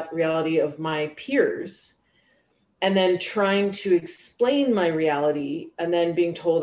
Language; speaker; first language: English; native; English